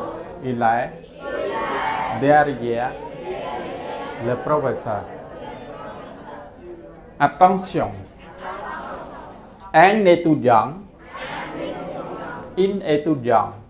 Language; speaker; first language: French; non-native, fluent; Khmer